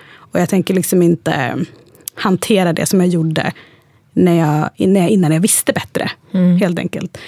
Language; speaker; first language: Swedish; early bilingual, other home language; Arabic